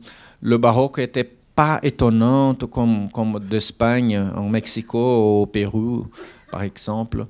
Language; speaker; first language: French; non-native, fluent; Portuguese